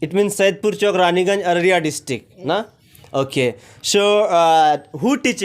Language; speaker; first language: English; non-native, learner; Hindi